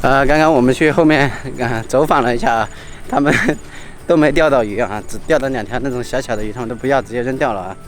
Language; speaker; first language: Chinese; native; Chinese